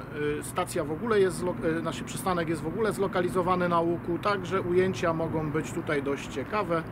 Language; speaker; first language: Polish; native; Polish